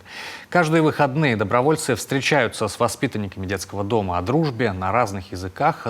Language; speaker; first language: Russian; native; Russian